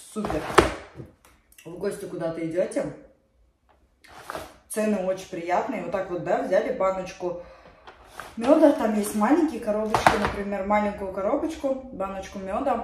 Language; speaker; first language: Russian; native; Russian